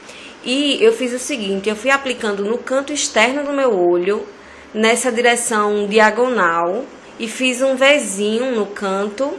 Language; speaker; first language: Portuguese; native; Portuguese